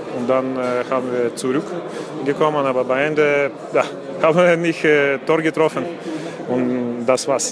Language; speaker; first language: German; non-native, learner; Russian